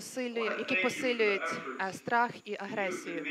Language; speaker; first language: Ukrainian; native; Ukrainian